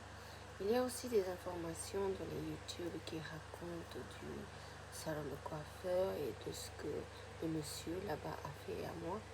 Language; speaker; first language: French; non-native, fluent; Japanese